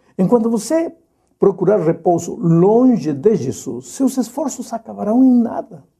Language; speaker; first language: Portuguese; non-native, fluent; Spanish